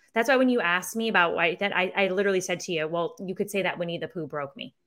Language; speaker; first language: English; native; English